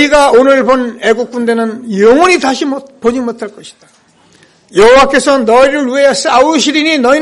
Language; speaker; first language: Korean; native; Korean